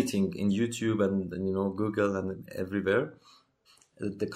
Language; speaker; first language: English; non-native, learner; Persian